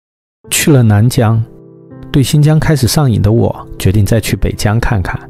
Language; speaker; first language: Chinese; native; Chinese